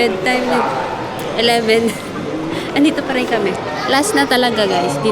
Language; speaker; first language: Filipino; native; Filipino